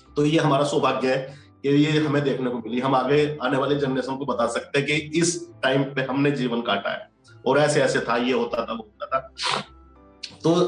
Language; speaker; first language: Hindi; native; Hindi